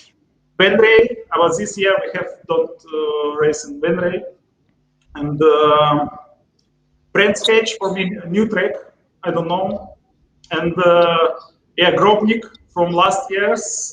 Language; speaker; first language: English; non-native, learner; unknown